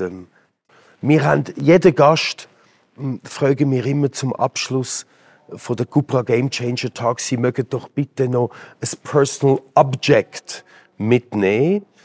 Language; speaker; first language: German; native; German